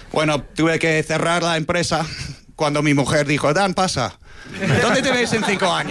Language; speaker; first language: Spanish; non-native, fluent; English